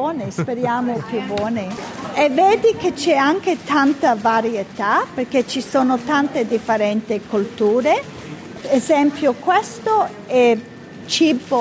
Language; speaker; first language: Italian; early bilingual, heritage; Italian